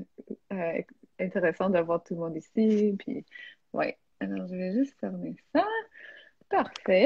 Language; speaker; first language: French; non-native, fluent; English